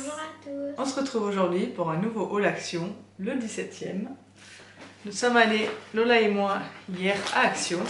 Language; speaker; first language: French; native; French